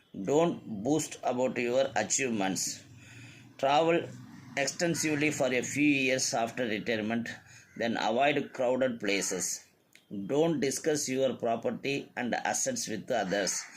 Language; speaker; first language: English; non-native, local second language; Tamil